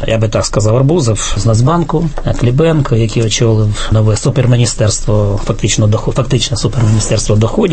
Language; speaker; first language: Ukrainian; native; Ukrainian